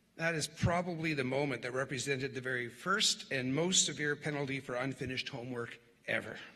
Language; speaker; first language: English; native; English